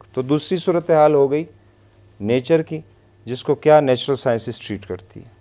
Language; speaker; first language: Urdu; non-native, local second language; Persian